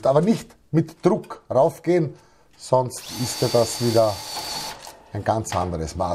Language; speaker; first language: German; native; German